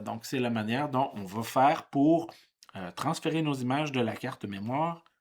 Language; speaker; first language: French; native; French